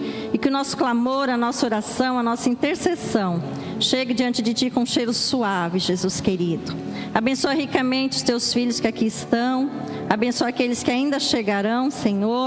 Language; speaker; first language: Portuguese; native; Portuguese